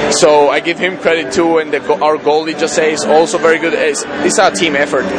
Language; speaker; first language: English; non-native, fluent; Spanish